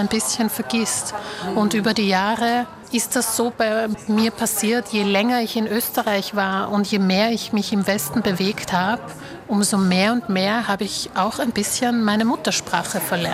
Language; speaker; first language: German; early bilingual, other home language; Slovak